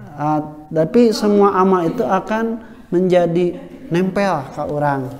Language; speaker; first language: Indonesian; non-native, local second language; Sundanese